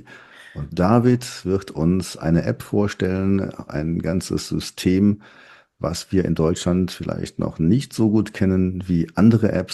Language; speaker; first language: German; native; German